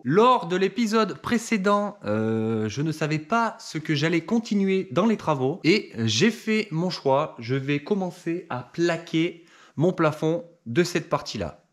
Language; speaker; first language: French; native; French